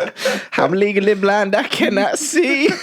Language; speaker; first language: English; native; English